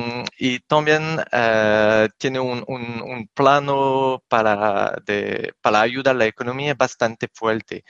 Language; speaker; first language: Spanish; non-native, fluent; French